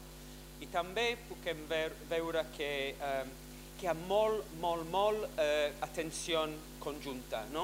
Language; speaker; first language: Catalan; non-native, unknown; English